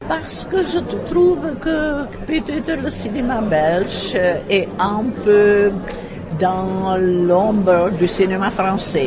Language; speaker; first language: French; non-native, fluent; Czech